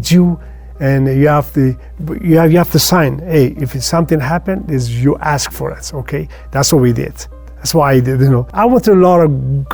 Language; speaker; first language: English; non-native, fluent; Persian